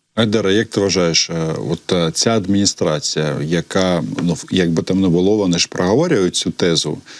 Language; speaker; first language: Ukrainian; native; Ukrainian